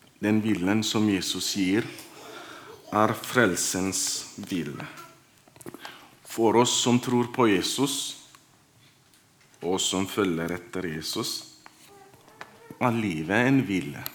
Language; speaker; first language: Norwegian; non-native, fluent; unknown